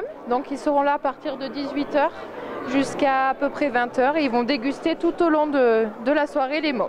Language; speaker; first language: French; native; French